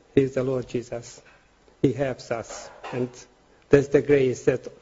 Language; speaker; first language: English; non-native, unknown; Hungarian